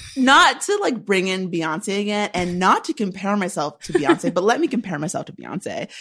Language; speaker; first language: English; native; English